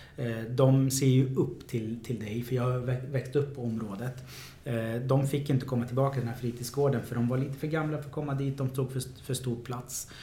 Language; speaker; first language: Swedish; early bilingual, other home language; Arabic